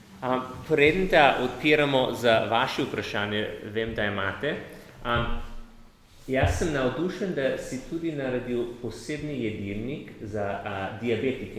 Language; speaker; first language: Slovenian; non-native, learner; English